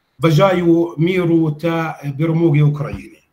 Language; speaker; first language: Ukrainian; non-native, fluent; Arabic